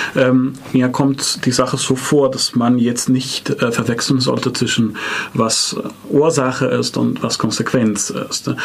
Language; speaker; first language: German; non-native, fluent; Italian